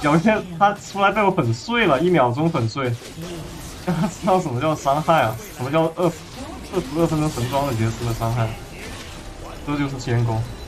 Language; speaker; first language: Chinese; native; Chinese